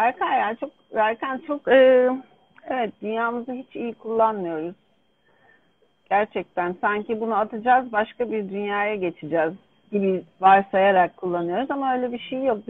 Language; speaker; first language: Turkish; native; Turkish